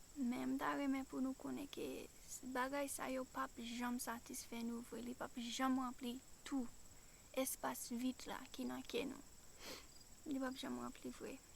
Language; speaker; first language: Haitian Creole; non-native, fluent; English